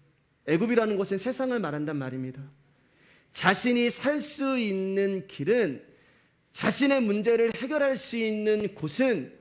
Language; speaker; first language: Korean; native; Korean